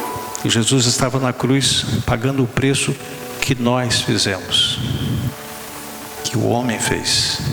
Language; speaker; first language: Portuguese; native; Portuguese